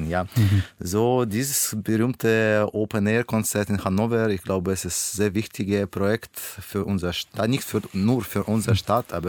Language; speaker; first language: German; non-native, learner; Russian